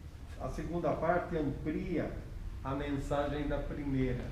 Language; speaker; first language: Portuguese; native; Portuguese